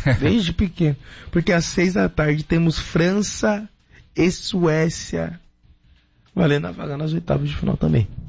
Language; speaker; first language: Portuguese; native; Portuguese